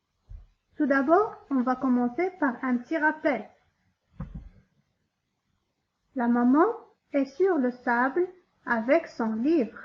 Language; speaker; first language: French; non-native, local second language; Arabic